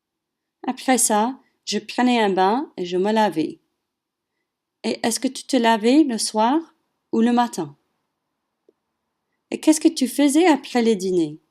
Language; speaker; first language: French; non-native, learner; English